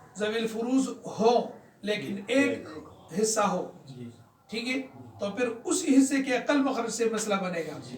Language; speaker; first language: Urdu; non-native, local second language; Pashto